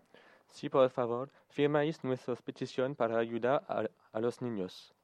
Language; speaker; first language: Spanish; non-native, learner; French